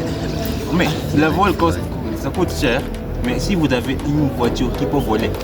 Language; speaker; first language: French; non-native, learner; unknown